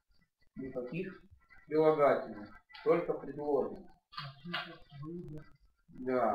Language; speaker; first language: Russian; native; Russian